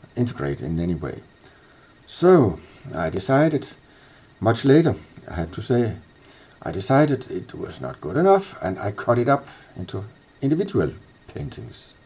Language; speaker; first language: English; non-native, fluent; Danish